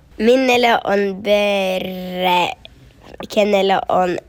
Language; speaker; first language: Finnish; early bilingual, heritage; Finnish